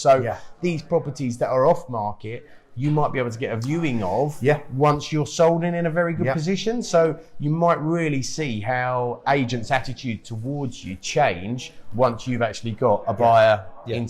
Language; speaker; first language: English; native; English